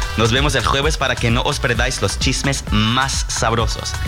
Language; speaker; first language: Spanish; non-native, learner; English